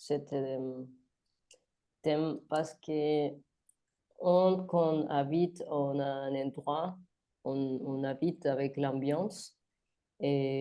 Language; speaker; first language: French; non-native, learner; Spanish